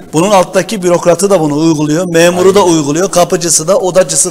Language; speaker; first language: Turkish; native; Turkish